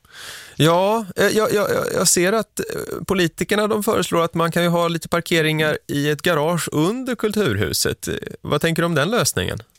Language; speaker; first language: Swedish; native; Swedish